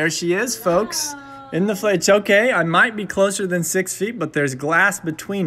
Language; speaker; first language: English; native; English